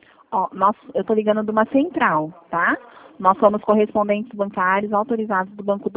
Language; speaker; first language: Portuguese; native; Portuguese